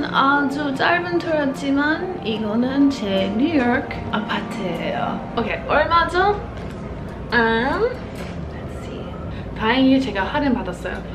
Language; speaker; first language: Korean; non-native, fluent; English